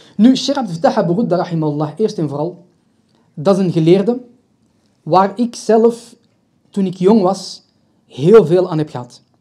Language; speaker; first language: Dutch; early bilingual, other home language; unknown